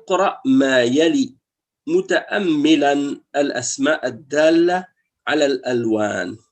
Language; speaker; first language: Arabic; non-native, fluent; French